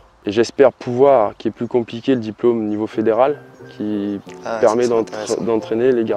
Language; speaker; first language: French; native; French